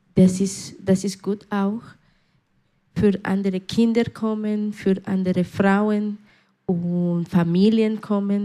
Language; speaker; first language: German; non-native, learner; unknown